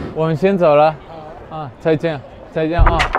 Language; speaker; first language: Chinese; non-native, fluent; Spanish